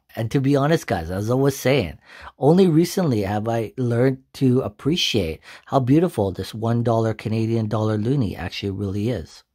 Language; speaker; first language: English; native; English